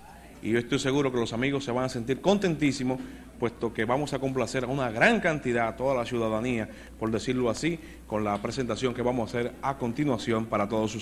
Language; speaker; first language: Spanish; native; Spanish